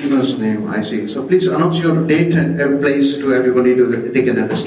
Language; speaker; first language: English; non-native, learner; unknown